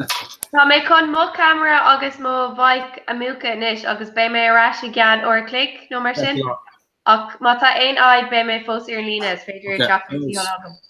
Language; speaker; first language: Irish; non-native, local second language; English